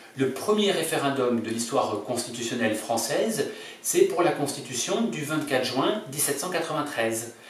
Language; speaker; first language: French; native; French